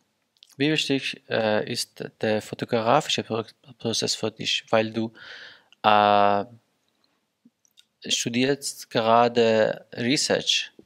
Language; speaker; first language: German; non-native, learner; Persian